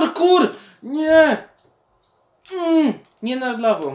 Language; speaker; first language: Polish; native; Polish